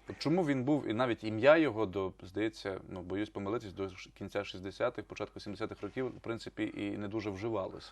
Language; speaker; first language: Ukrainian; native; Ukrainian